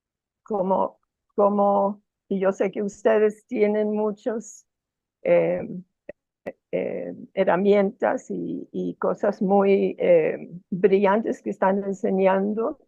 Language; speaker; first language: Spanish; non-native, fluent; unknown